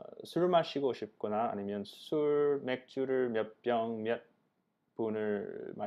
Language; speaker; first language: Korean; non-native, fluent; English